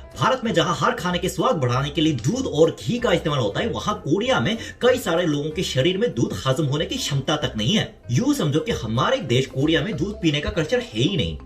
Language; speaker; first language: Hindi; non-native, fluent; Korean